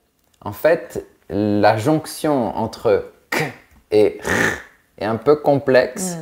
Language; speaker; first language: French; native; French